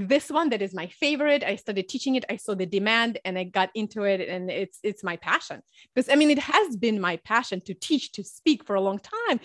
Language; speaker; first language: English; early bilingual, other home language; Russian